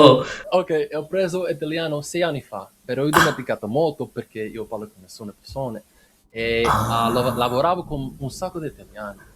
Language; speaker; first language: Italian; non-native, learner; English